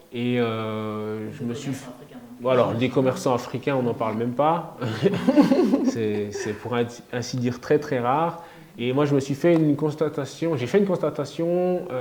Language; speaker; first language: French; native; French